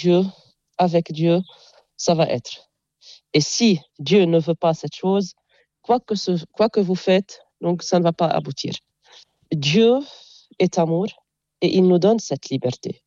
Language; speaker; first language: French; non-native, local second language; Arabic